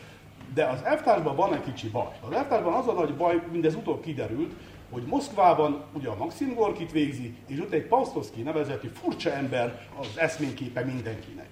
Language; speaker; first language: Hungarian; native; Hungarian